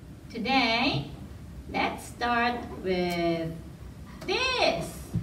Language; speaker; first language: English; non-native, fluent; Japanese